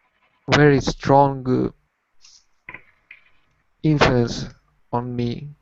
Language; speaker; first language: English; non-native, learner; Russian